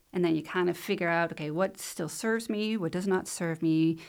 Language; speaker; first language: English; non-native, fluent; Dutch